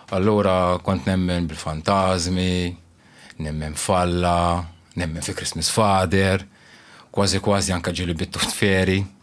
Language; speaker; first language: Maltese; early bilingual, other home language; Romanian